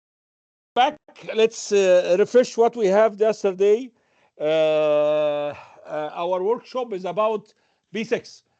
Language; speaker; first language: English; non-native, fluent; Arabic